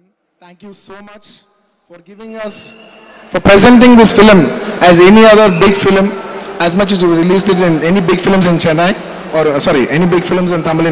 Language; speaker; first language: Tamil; non-native, learner; Telugu